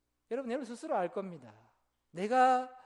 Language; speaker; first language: Korean; native; Korean